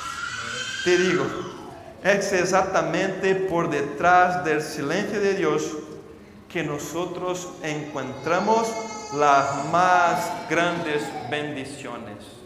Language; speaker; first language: Spanish; non-native, fluent; Portuguese